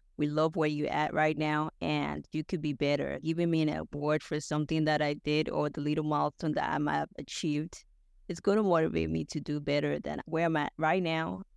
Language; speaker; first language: English; non-native, local second language; Yoruba